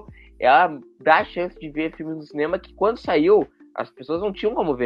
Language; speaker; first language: Portuguese; native; Portuguese